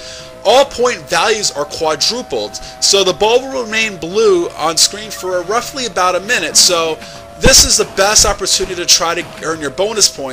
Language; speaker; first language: English; native; English